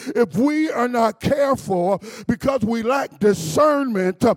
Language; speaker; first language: English; native; English